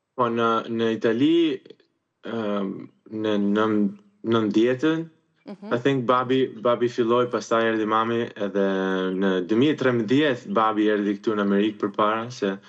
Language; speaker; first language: Albanian; early bilingual, heritage; Albanian